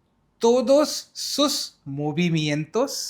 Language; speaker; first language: Spanish; non-native, learner; Hindi